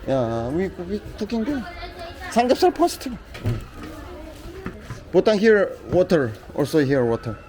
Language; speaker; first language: English; non-native, learner; Korean